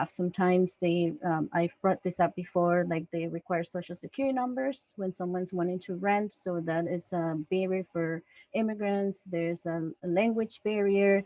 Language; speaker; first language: English; non-native, fluent; Spanish